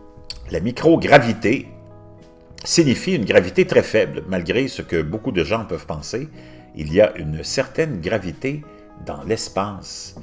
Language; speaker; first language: French; native; French